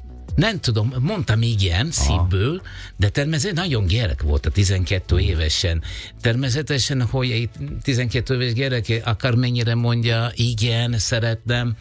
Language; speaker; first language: Hungarian; non-native, fluent; Italian